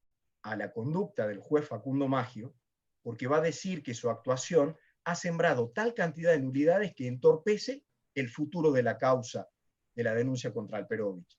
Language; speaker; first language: Spanish; native; Spanish